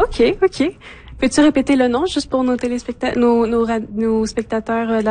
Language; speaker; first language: French; native; French